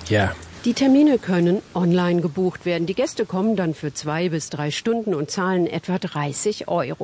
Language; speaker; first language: German; native; German